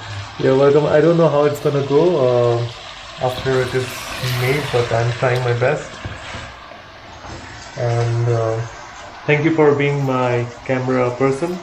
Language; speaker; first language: English; non-native, local second language; Hindi